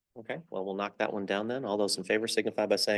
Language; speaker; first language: English; native; English